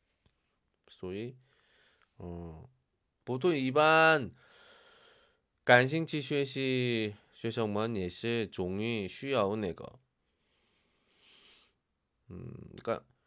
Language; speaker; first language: Chinese; non-native, learner; Korean